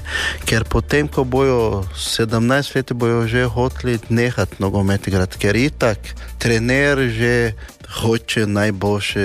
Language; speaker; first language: Slovenian; non-native, learner; Portuguese